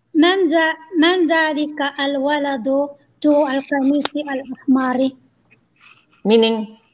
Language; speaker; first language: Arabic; non-native, learner; Filipino